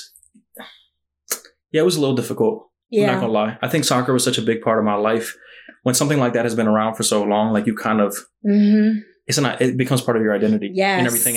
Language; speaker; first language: English; native; English